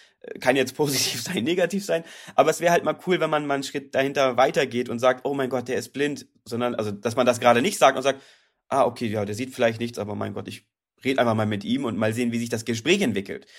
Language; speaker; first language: German; native; German